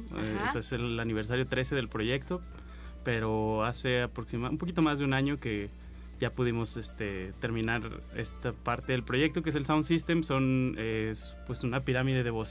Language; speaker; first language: Spanish; native; Spanish